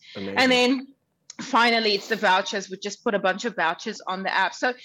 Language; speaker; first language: English; early bilingual, other home language; Arabic